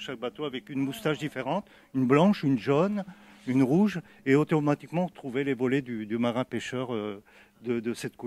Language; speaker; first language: French; native; French